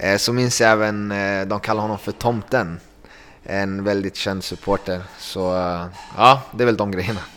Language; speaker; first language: Swedish; early bilingual, other home language; Kurdish